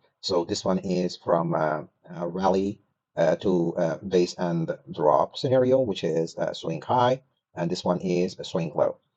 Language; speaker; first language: English; non-native, fluent; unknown